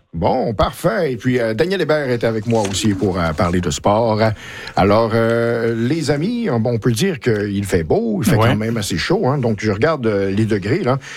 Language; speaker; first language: French; native; French